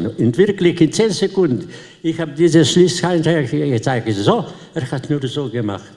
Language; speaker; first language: German; non-native, learner; Slovenian